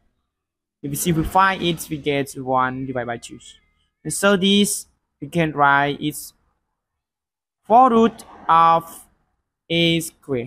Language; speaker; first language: English; non-native, learner; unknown